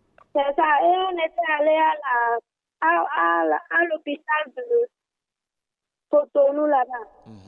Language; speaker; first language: French; non-native, learner; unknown